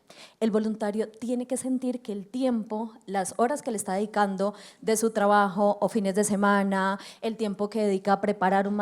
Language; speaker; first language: Spanish; native; Spanish